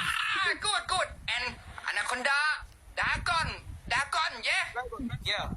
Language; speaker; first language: English; non-native, learner; Thai